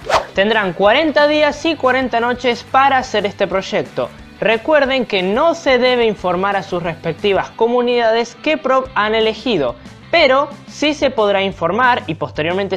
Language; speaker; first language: Spanish; native; Spanish